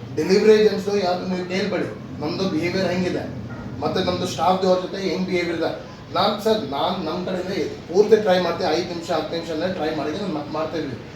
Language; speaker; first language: Kannada; non-native, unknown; Hindi